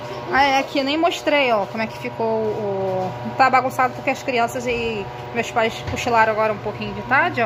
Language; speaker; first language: Portuguese; native; Portuguese